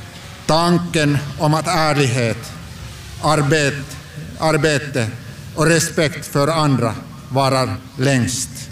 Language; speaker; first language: Swedish; non-native, local second language; Finnish